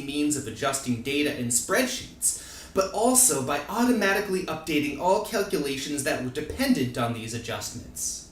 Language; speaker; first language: English; native; English